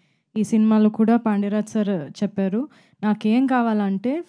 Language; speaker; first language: Telugu; non-native, fluent; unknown